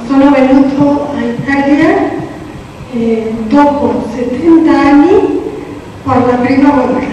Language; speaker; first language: Italian; non-native, learner; Spanish